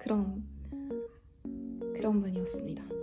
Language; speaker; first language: Korean; early bilingual, heritage; Japanese